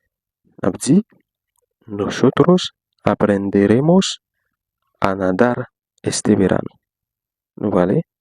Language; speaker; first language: Spanish; non-native, fluent; Haitian Creole